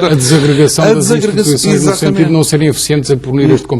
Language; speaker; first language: Portuguese; native; Portuguese